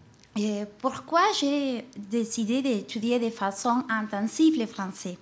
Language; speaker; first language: French; non-native, fluent; Spanish